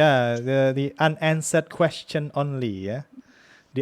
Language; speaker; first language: English; non-native, fluent; Indonesian